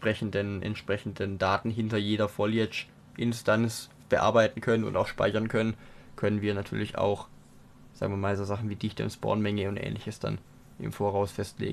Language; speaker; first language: German; native; German